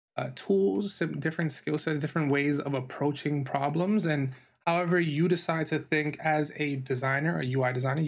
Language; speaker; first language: English; native; English